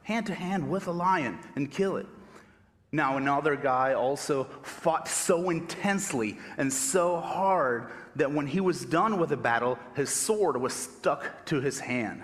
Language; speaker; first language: English; non-native, fluent; Spanish